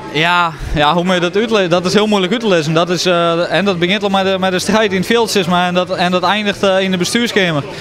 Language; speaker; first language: Dutch; native; Dutch